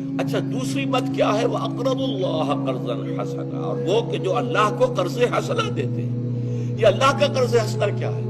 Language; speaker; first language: Urdu; native; Urdu